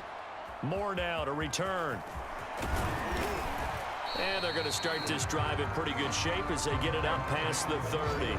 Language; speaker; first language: English; native; English